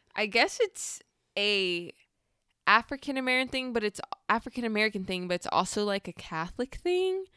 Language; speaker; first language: English; native; English